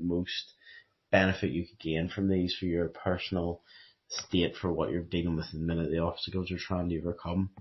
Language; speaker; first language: English; native; English